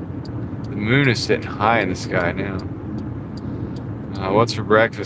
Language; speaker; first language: English; native; English